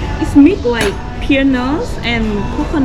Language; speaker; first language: English; non-native, learner; Thai